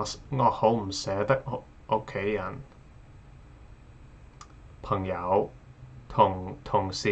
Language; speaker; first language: Cantonese; non-native, learner; English